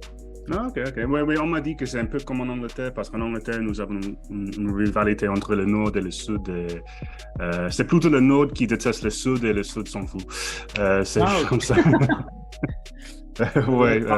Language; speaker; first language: French; non-native, fluent; English